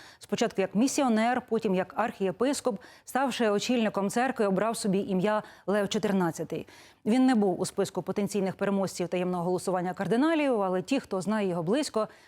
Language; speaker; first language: Ukrainian; native; Ukrainian